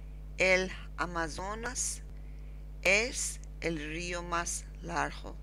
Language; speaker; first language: Spanish; non-native, learner; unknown